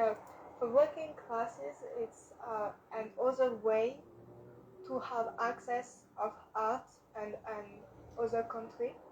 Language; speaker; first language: English; non-native, learner; French